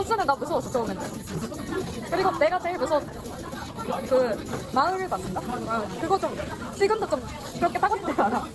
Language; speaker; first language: Korean; non-native, learner; Japanese